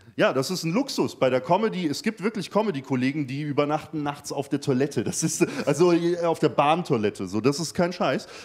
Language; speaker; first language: German; early bilingual, other home language; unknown